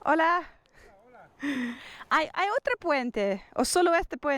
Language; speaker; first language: Spanish; non-native, learner; Dutch